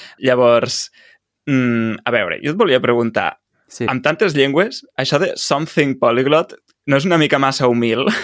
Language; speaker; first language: Catalan; native; Catalan